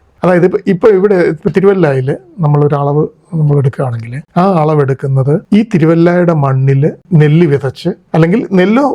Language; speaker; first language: Malayalam; native; Malayalam